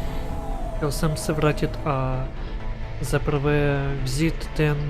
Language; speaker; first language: Czech; non-native, learner; Ukrainian